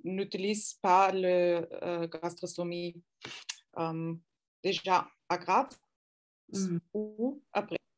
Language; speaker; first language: French; non-native, fluent; German